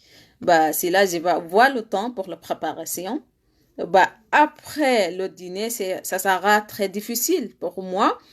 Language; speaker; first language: French; non-native, learner; Arabic